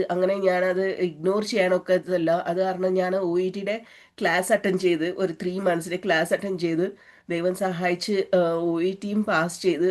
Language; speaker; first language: Malayalam; early bilingual, heritage; Malayalam